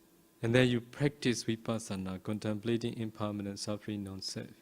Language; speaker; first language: English; non-native, fluent; Burmese